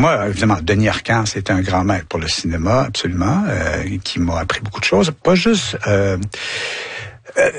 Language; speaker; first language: French; native; French